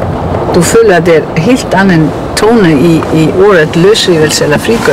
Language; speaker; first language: Danish; non-native, fluent; Icelandic